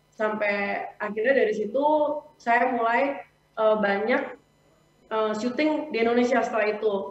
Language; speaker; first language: Indonesian; native; Indonesian